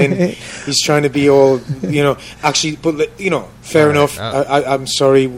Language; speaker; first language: English; native; English